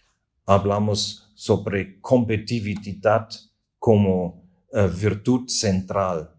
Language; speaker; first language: Spanish; non-native, fluent; German